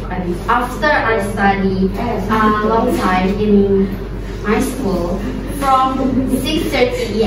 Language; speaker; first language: English; non-native, learner; Indonesian